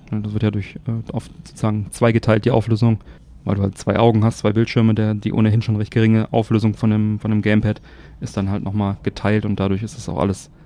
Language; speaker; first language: German; native; German